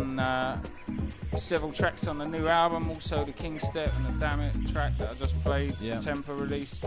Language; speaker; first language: English; native; English